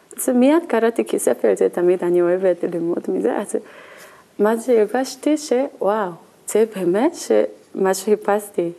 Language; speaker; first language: Hebrew; non-native, learner; Korean